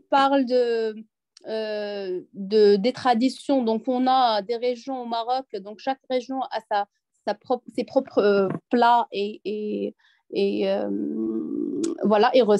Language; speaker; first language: French; non-native, local second language; Arabic